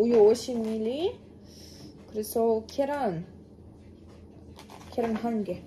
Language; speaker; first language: Korean; non-native, learner; Russian